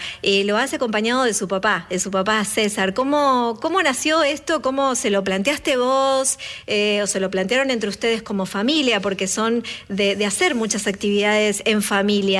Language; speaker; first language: Spanish; native; Spanish